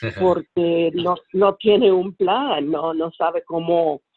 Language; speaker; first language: Spanish; early bilingual, heritage; Spanish